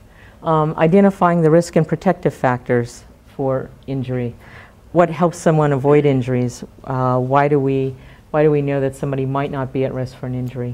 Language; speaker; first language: English; native; English